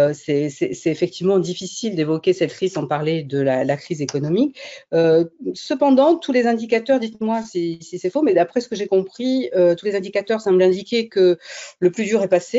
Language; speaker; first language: French; native; French